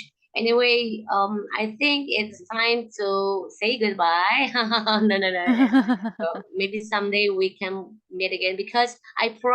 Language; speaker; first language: English; non-native, learner; Indonesian